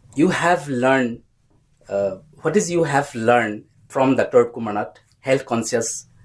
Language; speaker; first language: English; non-native, local second language; Assamese